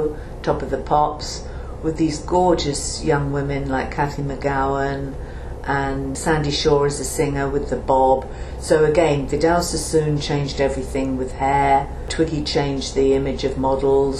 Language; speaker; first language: English; native; English